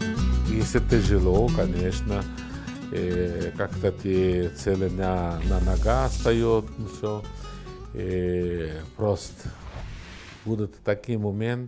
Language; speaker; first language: Russian; non-native, learner; Italian